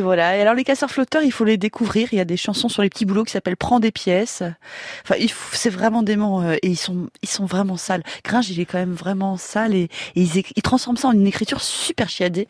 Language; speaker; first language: French; native; French